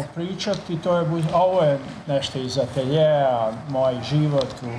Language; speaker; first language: Serbian; native; Serbian